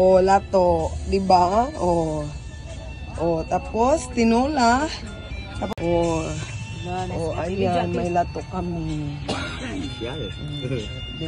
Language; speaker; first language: Filipino; non-native, local second language; Cebuano